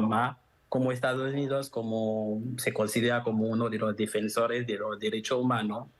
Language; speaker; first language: Spanish; non-native, fluent; Haitian Creole